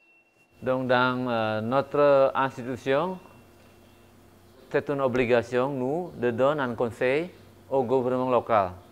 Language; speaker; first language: French; non-native, fluent; Indonesian